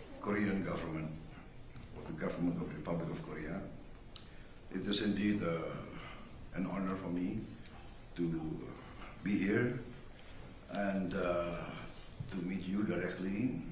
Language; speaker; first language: English; non-native, fluent; Indonesian